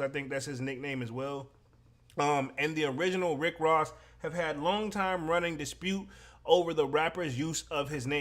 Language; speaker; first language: English; native; English